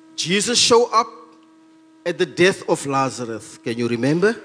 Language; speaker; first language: English; non-native, local second language; Afrikaans